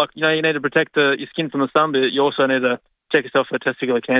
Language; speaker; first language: English; native; English